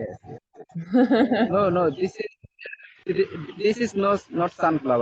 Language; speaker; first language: English; non-native, learner; Bangla